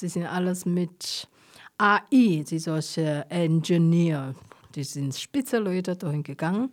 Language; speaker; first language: German; non-native, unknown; Chinese